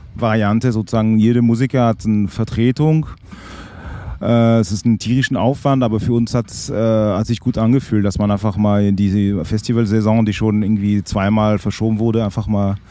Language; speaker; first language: German; non-native, local second language; French